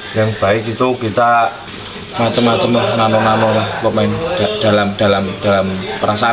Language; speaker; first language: Indonesian; non-native, local second language; Javanese